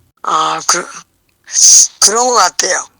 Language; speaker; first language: Korean; non-native, learner; Japanese